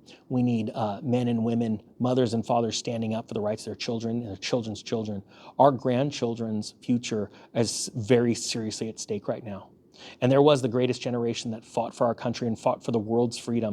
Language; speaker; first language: English; native; English